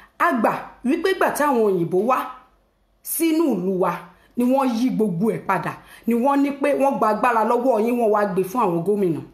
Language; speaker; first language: Yoruba; native; Yoruba